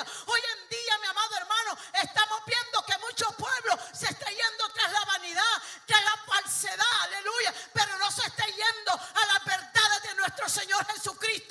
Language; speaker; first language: Spanish; native; Spanish